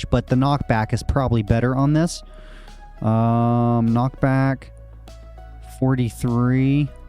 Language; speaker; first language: English; native; English